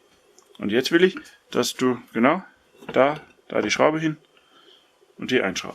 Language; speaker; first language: German; native; German